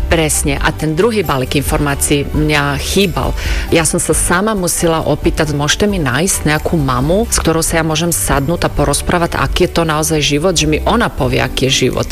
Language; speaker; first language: Slovak; non-native, fluent; Croatian